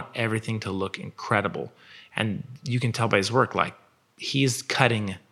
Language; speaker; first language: English; native; English